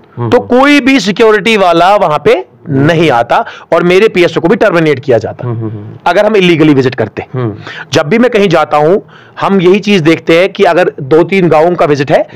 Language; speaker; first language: Urdu; non-native, local second language; Kashmiri